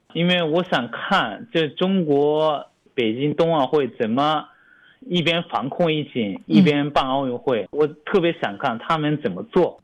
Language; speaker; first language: Chinese; non-native, fluent; Japanese